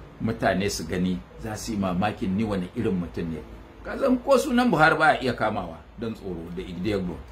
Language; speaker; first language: Hausa; non-native, local second language; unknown